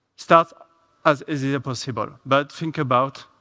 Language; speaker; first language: English; non-native, fluent; French